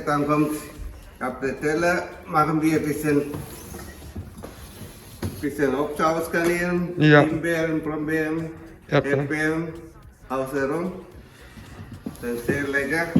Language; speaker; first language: German; non-native, learner; Tamil